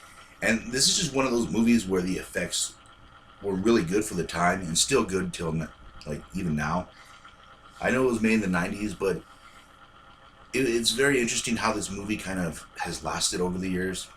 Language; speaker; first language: English; native; English